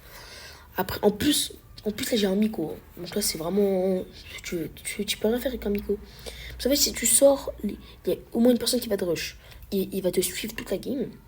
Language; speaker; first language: French; native; French